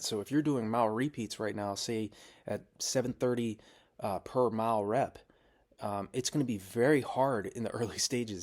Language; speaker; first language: English; native; English